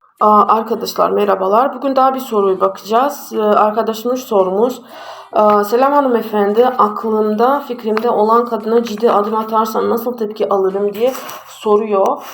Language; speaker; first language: Turkish; non-native, fluent; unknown